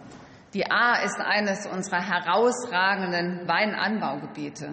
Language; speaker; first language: German; native; German